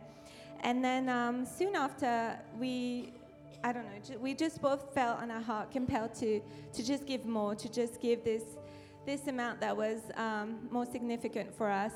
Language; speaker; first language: English; non-native, fluent; French